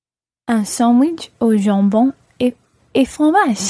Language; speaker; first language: French; non-native, learner; English